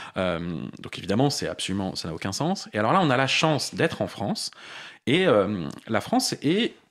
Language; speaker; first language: French; native; French